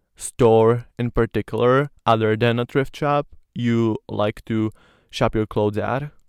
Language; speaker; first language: English; non-native, fluent; Slovak